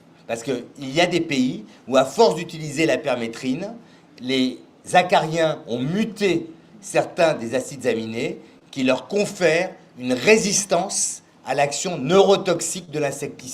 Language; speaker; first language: French; native; French